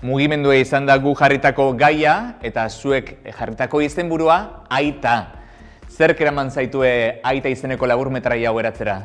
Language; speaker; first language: Basque; native; Basque